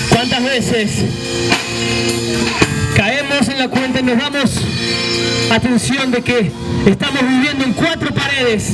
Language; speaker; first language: Spanish; native; Spanish